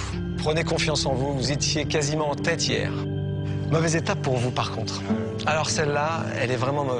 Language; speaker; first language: French; native; French